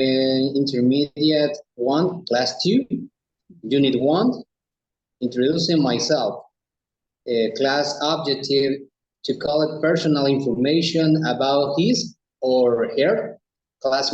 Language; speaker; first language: English; non-native, learner; Spanish